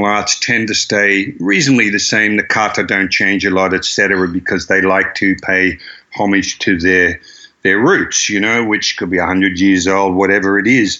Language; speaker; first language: English; native; English